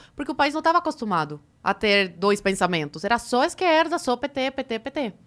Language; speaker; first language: Portuguese; early bilingual, other home language; Spanish